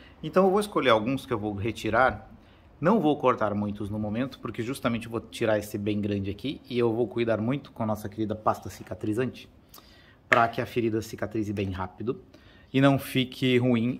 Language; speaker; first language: Portuguese; native; Portuguese